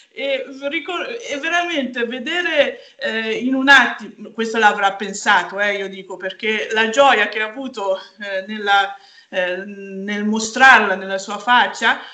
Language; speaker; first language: Italian; native; Italian